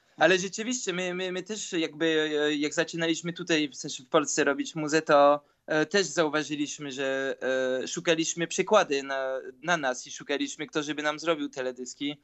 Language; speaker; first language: Polish; early bilingual, heritage; Polish